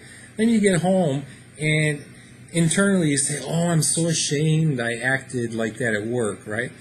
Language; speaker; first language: English; native; English